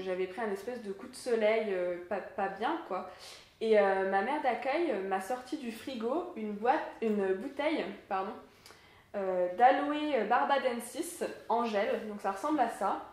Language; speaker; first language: French; native; French